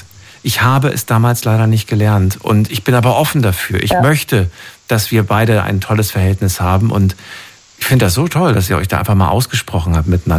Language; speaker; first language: German; native; German